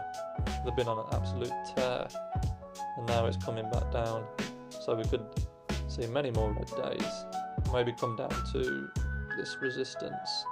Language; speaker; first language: English; native; English